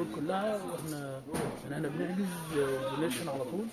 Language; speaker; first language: Arabic; native; Arabic